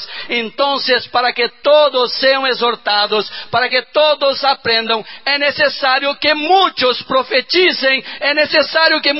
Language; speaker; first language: Spanish; non-native, learner; Portuguese